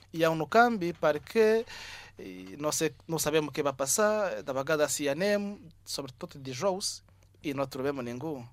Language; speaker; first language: Catalan; non-native, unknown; Kinyarwanda